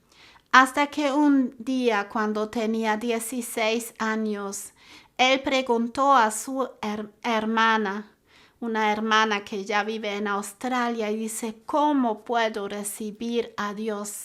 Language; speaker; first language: Spanish; non-native, fluent; German